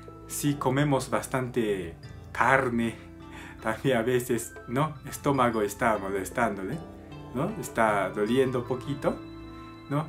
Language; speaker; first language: Spanish; non-native, learner; Japanese